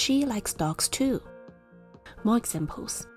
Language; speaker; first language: English; non-native, fluent; Chinese